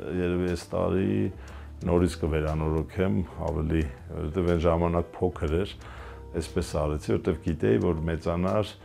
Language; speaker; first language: Armenian; native; Armenian